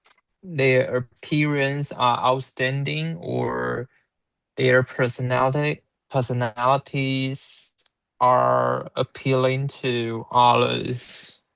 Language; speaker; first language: English; non-native, learner; Chinese